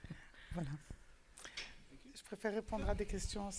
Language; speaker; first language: French; non-native, local second language; Arabic